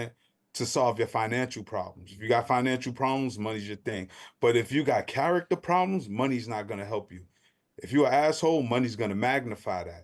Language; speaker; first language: English; native; English